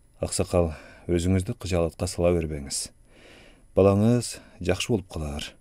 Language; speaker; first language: Kyrgyz; native; Kyrgyz